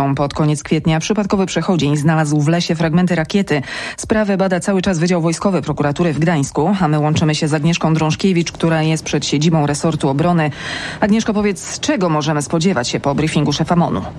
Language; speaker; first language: Polish; native; Polish